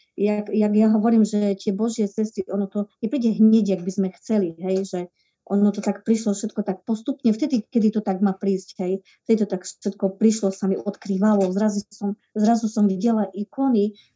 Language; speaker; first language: Slovak; native; Slovak